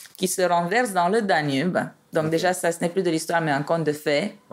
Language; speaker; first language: French; non-native, fluent; Romanian